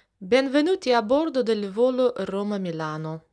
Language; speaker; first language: Italian; non-native, fluent; Russian